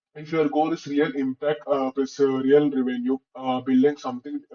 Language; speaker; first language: English; non-native, local second language; Telugu